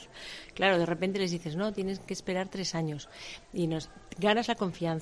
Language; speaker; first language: Spanish; native; Spanish